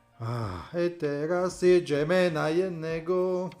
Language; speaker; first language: Polish; non-native, learner; Italian